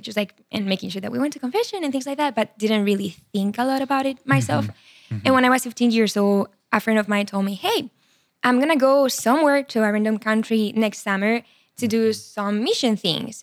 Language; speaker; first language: English; non-native, fluent; Spanish